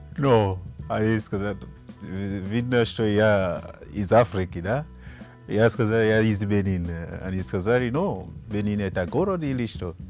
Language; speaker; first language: Russian; non-native, learner; Fon